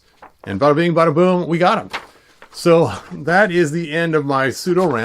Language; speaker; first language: English; native; English